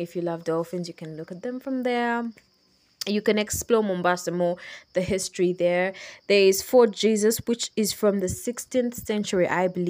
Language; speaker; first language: English; non-native, local second language; Ganda